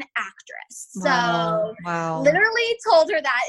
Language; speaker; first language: English; native; English